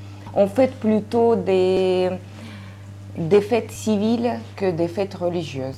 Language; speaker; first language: French; non-native, fluent; Russian